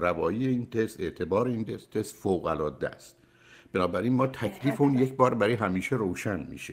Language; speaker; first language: Persian; native; Persian